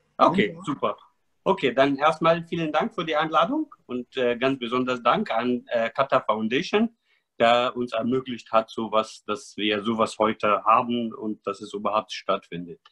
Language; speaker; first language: German; non-native, fluent; Arabic